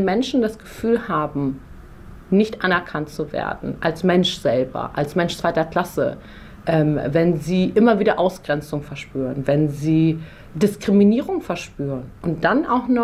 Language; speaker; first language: German; early bilingual, other home language; Persian